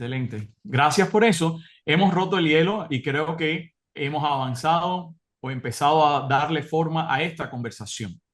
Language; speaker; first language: Spanish; native; Spanish